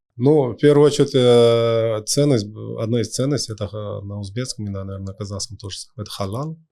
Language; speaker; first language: Russian; non-native, local second language; Uzbek